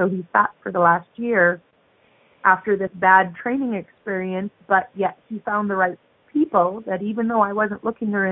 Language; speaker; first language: English; native; English